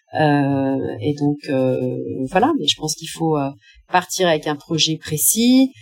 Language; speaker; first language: French; native; French